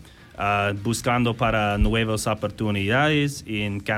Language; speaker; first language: Spanish; non-native, learner; English